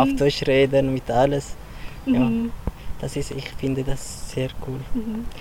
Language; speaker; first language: German; non-native, learner; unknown